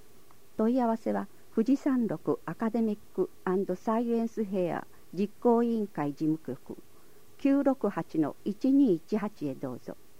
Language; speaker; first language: Japanese; native; Japanese